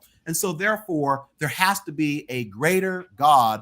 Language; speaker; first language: English; native; English